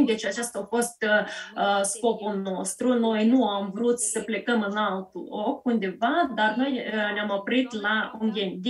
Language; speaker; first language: Romanian; early bilingual, heritage; Romanian